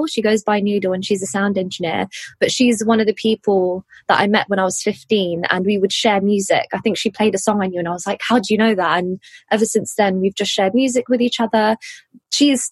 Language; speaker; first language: English; native; English